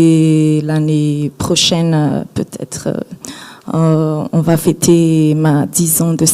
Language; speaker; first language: French; non-native, local second language; Malagasy